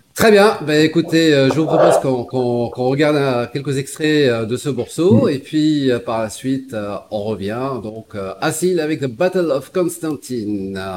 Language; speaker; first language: French; non-native, local second language; Arabic